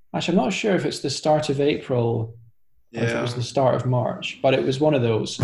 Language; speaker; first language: English; native; English